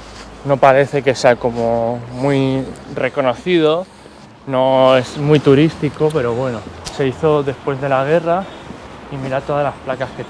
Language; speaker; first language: Spanish; native; Spanish